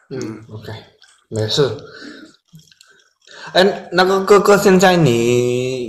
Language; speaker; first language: Chinese; non-native, learner; Vietnamese